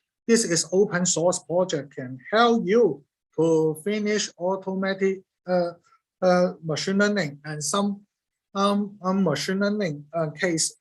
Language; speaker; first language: English; non-native, learner; Cantonese